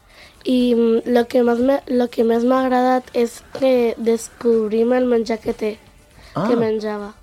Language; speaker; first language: Catalan; non-native, learner; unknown